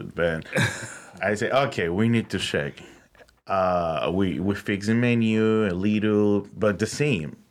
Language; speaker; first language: English; non-native, learner; Spanish